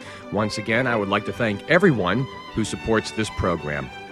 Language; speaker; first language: English; native; English